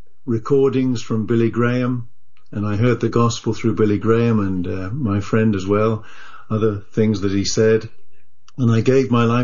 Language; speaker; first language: English; native; English